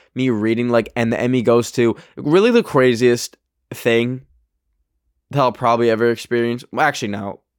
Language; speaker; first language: English; native; English